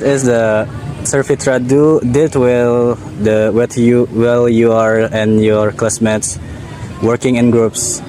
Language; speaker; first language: English; non-native, learner; Indonesian